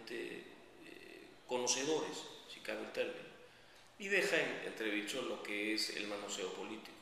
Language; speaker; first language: Spanish; native; Spanish